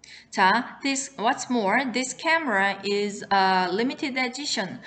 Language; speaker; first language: English; non-native, fluent; Korean